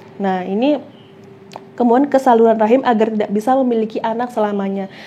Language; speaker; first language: Indonesian; native; Indonesian